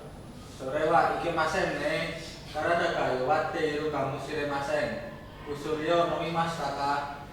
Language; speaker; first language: Japanese; non-native, learner; Indonesian